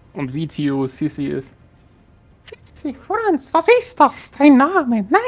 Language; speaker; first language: German; native; German